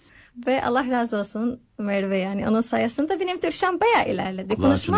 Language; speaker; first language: Turkish; non-native, learner; Arabic